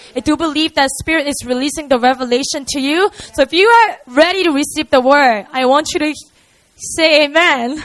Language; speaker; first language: English; non-native, fluent; Korean